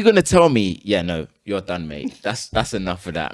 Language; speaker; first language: English; native; English